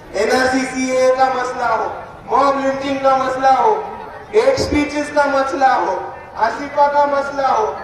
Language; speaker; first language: Hindi; non-native, local second language; Marathi